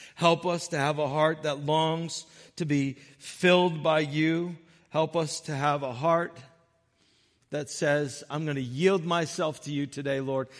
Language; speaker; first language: English; native; English